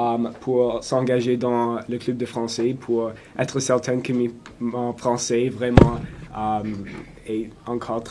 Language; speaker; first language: French; non-native, local second language; English